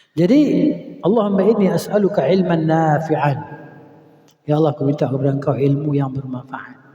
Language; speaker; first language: Malay; native; Malay